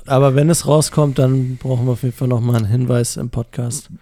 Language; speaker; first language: German; native; German